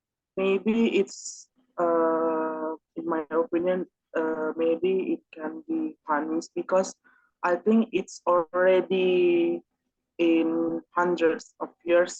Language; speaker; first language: English; non-native, learner; Indonesian